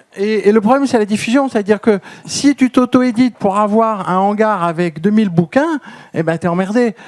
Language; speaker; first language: French; native; French